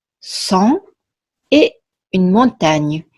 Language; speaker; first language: French; non-native, fluent; Japanese